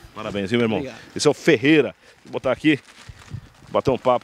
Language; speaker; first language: Portuguese; native; Portuguese